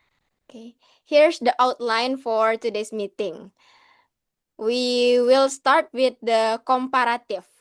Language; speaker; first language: English; non-native, learner; Indonesian